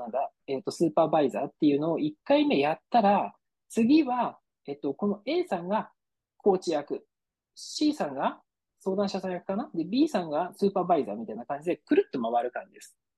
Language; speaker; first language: Japanese; native; Japanese